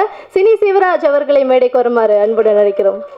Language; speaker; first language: Tamil; native; Tamil